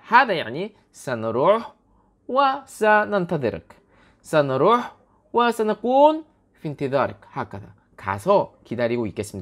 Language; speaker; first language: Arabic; non-native, fluent; Korean